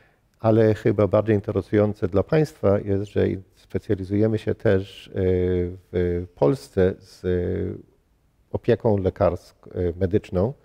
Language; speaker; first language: Polish; early bilingual, heritage; English